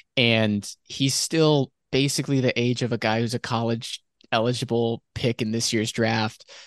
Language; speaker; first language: English; native; English